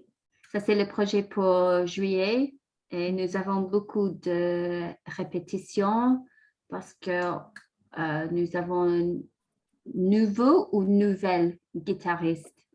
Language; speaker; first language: French; non-native, learner; English